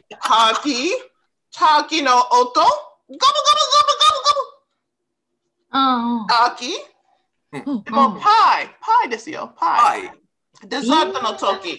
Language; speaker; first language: Japanese; non-native, learner; English